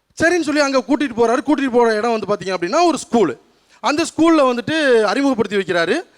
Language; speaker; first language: Tamil; native; Tamil